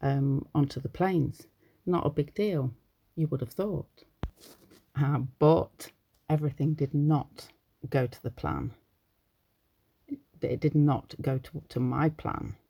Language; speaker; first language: English; native; English